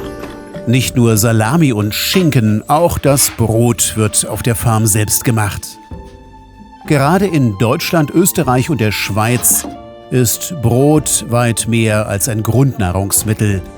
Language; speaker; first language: German; native; German